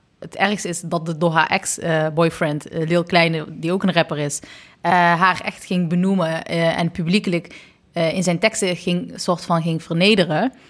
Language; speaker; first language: Dutch; early bilingual, other home language; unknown